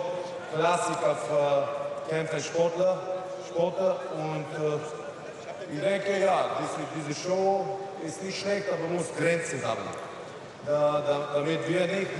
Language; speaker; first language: German; non-native, fluent; Bulgarian